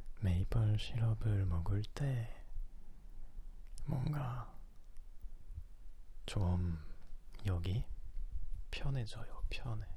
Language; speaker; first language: Korean; non-native, learner; French